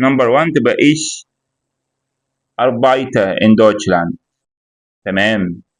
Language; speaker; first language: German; non-native, fluent; Arabic